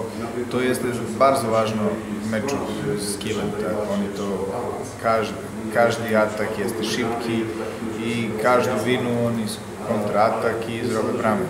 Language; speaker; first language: Polish; non-native, learner; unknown